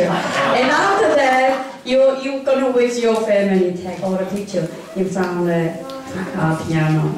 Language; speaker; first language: English; non-native, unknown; Min Nan Chinese